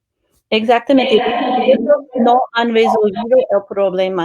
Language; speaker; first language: Spanish; non-native, fluent; English